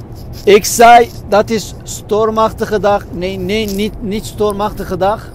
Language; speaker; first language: Dutch; non-native, fluent; Turkish